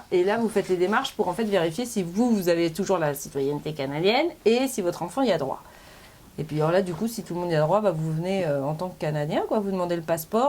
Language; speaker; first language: French; native; French